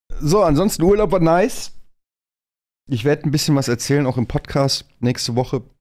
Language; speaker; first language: German; native; German